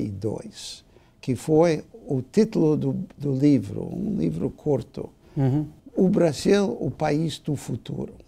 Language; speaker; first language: Portuguese; non-native, fluent; English